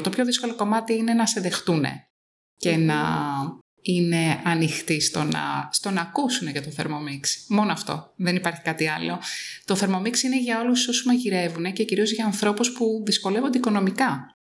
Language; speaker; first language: Greek; native; Greek